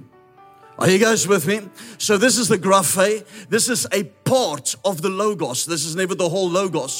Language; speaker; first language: English; non-native, local second language; Afrikaans